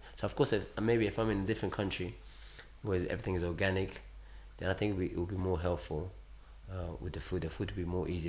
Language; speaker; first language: English; early bilingual, other home language; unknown